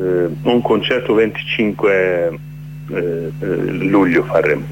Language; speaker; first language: Italian; non-native, learner; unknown